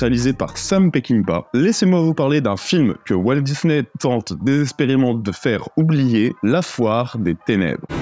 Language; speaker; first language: French; native; French